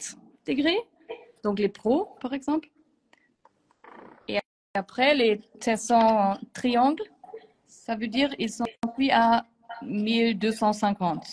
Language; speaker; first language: French; non-native, fluent; German